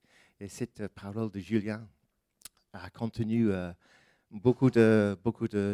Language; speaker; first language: French; non-native, fluent; English